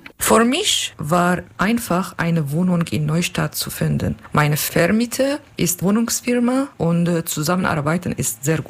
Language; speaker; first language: German; non-native, learner; Kurdish